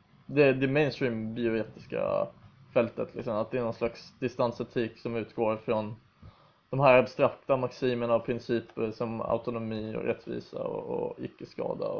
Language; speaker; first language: Swedish; native; Swedish